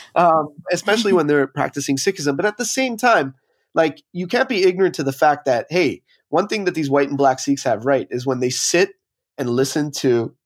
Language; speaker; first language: English; native; English